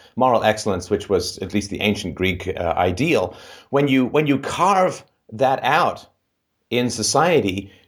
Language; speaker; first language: English; native; English